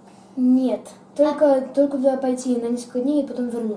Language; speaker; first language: Russian; early bilingual, heritage; Russian